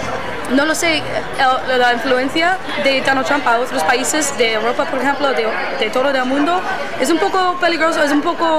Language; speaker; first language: Spanish; non-native, learner; English